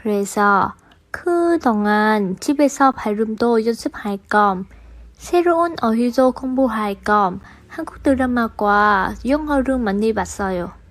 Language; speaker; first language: Korean; non-native, learner; Vietnamese